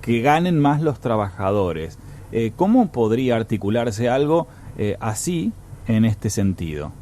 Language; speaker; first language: Spanish; native; Spanish